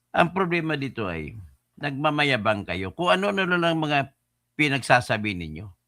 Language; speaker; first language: Filipino; non-native, local second language; Hiligaynon